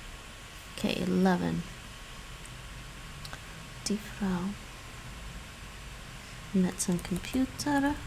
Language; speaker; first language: Dutch; non-native, learner; English